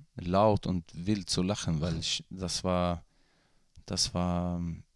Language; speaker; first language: German; non-native, fluent; Swedish